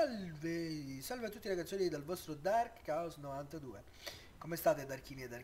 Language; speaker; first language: Italian; native; Italian